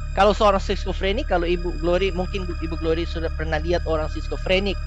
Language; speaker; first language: Indonesian; non-native, fluent; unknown